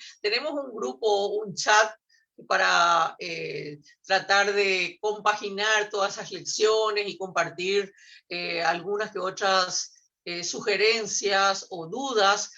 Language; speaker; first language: Spanish; native; Spanish